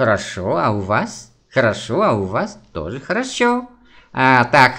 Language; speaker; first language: Russian; non-native, fluent; Vietnamese